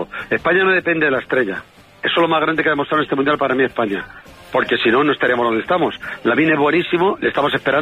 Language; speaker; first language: Spanish; native; Spanish